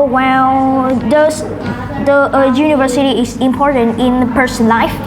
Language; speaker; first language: English; non-native, learner; Vietnamese